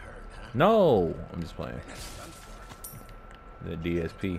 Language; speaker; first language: English; native; English